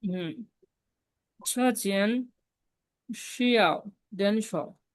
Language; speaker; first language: Chinese; non-native, fluent; Bangla